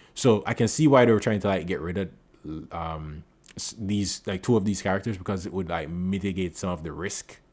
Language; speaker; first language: English; native; English